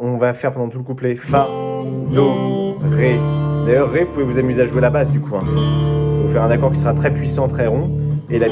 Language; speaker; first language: French; native; French